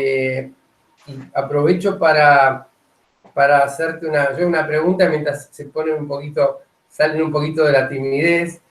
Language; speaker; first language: Spanish; native; Spanish